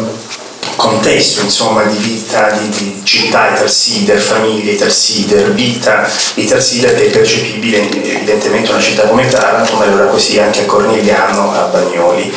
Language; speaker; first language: Italian; native; Italian